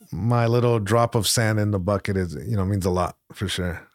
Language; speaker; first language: English; early bilingual, other home language; Spanish